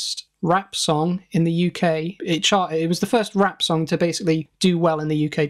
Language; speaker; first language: English; native; English